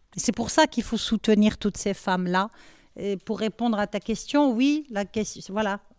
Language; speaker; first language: French; non-native, local second language; Arabic